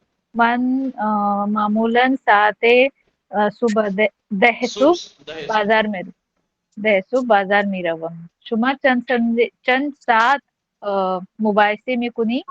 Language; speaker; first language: Persian; non-native, learner; Urdu